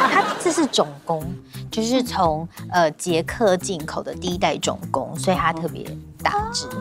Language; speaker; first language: Chinese; native; Chinese